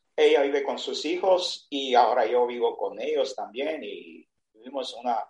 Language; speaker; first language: Spanish; non-native, fluent; Serbian